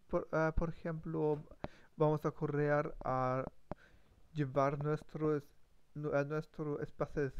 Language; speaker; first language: Spanish; non-native, learner; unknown